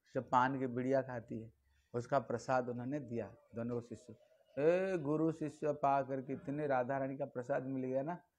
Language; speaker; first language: Hindi; non-native, local second language; Bangla